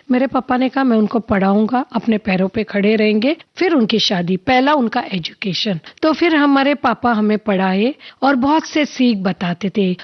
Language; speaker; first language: Hindi; non-native, local second language; Telugu